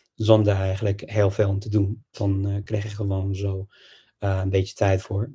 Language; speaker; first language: Dutch; non-native, fluent; English